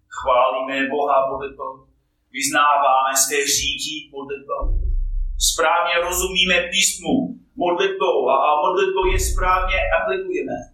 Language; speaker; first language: Czech; non-native, fluent; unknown